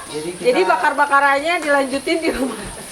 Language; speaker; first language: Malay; non-native, local second language; Sundanese